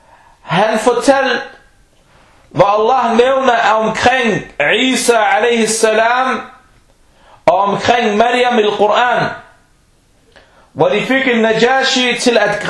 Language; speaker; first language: Danish; early bilingual, other home language; Urdu